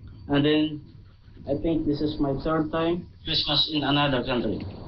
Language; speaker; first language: English; non-native, local second language; Cebuano